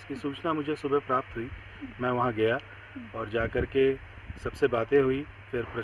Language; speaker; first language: Hindi; native; Hindi